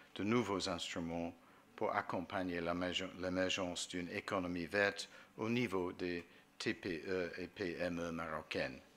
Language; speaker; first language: French; non-native, fluent; English